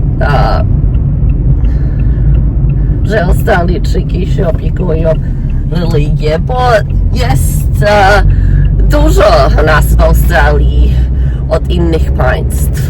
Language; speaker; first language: Polish; early bilingual, heritage; English